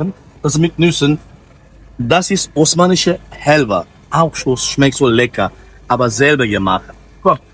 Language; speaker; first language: German; non-native, learner; Turkish